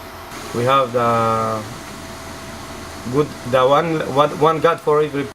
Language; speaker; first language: English; non-native, learner; Arabic